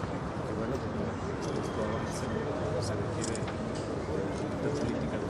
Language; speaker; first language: Spanish; native; Spanish